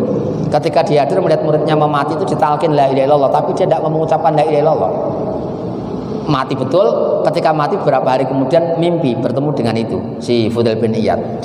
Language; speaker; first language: Indonesian; native; Indonesian